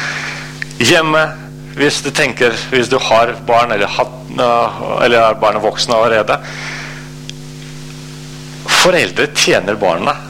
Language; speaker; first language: Norwegian; non-native, fluent; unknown